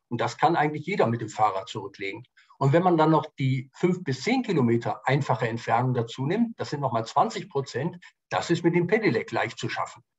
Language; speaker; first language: German; native; German